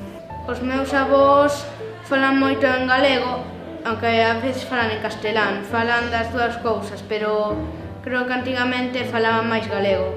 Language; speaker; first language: Galician; non-native, local second language; Spanish